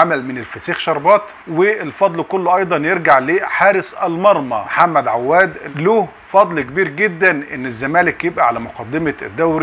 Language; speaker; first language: Arabic; native; Arabic